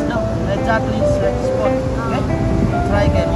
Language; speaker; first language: English; non-native, learner; Indonesian